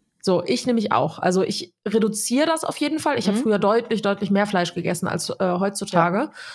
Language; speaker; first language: German; early bilingual, other home language; Serbian